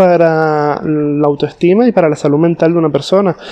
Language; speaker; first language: Spanish; native; Spanish